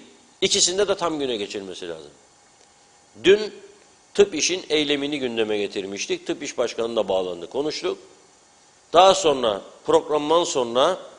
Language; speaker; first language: Turkish; native; Turkish